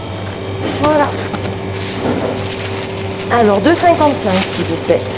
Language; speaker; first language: French; native; French